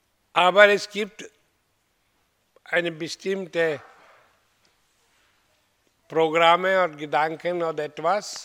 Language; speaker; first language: German; non-native, learner; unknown